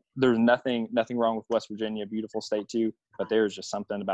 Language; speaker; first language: English; native; English